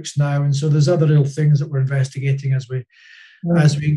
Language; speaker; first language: English; native; English